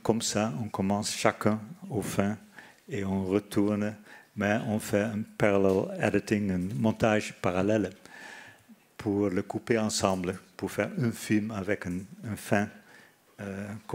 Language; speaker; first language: French; non-native, fluent; Dutch